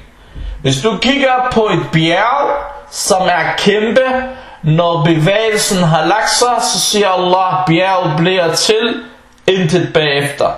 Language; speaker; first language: Danish; non-native, local second language; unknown